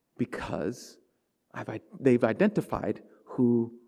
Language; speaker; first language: English; native; English